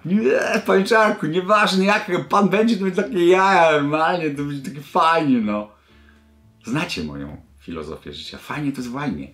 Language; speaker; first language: Polish; native; Polish